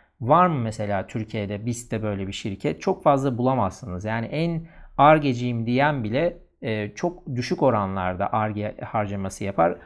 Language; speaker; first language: Turkish; native; Turkish